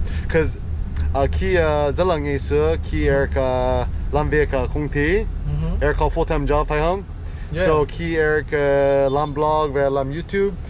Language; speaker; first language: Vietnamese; non-native, learner; English